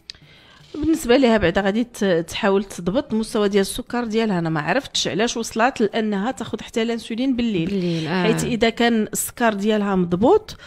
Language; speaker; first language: Arabic; native; Arabic